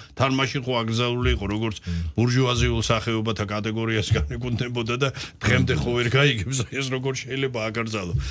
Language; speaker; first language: Georgian; native; Georgian